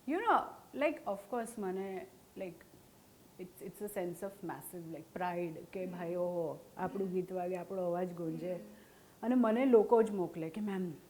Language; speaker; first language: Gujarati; non-native, local second language; Hindi